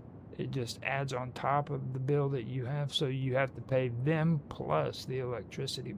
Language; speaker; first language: English; native; English